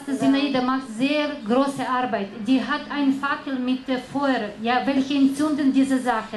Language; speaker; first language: German; non-native, learner; Russian